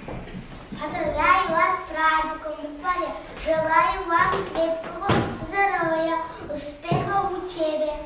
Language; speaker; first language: Russian; non-native, learner; Kyrgyz